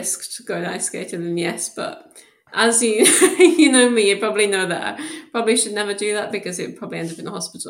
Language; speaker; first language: English; native; English